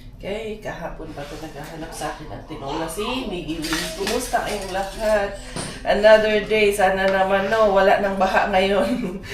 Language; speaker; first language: Filipino; non-native, local second language; Cebuano